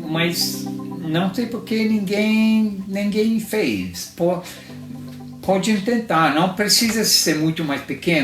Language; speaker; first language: Portuguese; non-native, fluent; Italian